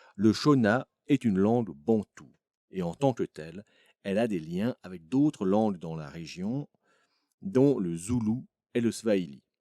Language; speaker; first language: French; native; French